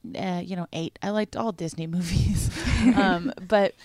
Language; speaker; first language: English; native; English